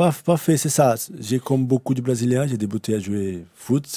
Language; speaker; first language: French; non-native, learner; Portuguese